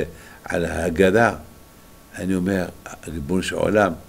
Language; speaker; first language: Hebrew; non-native, fluent; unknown